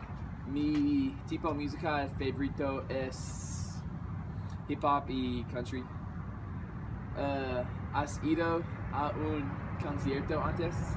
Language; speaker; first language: Spanish; non-native, learner; English